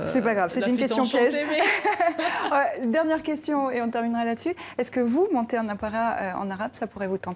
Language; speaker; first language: French; native; French